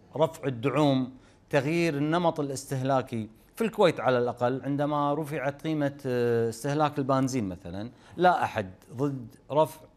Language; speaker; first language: Arabic; native; Arabic